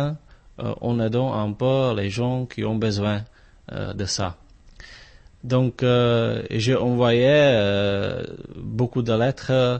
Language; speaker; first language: French; non-native, fluent; Czech